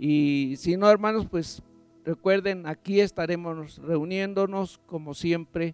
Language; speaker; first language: Spanish; native; Spanish